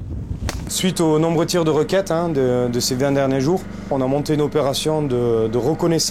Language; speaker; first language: French; native; French